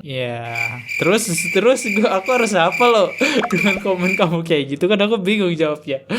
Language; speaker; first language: Indonesian; native; Indonesian